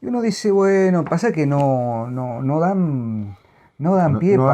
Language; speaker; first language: Spanish; native; Spanish